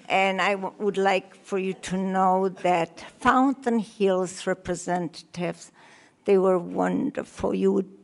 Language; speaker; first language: English; non-native, learner; Polish